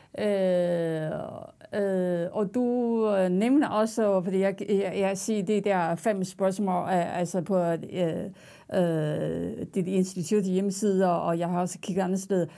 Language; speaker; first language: Danish; non-native, fluent; Chinese